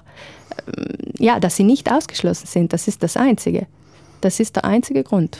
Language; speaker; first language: German; native; German